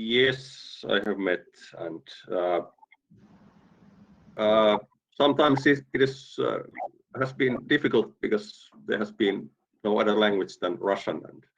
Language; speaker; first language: English; non-native, fluent; Finnish